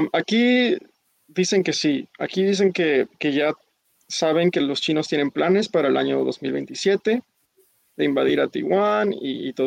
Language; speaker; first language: Spanish; early bilingual, heritage; English